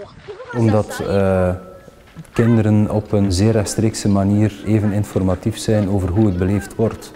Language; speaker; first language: Dutch; native; Dutch